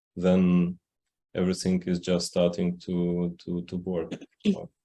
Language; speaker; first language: English; non-native, fluent; Ukrainian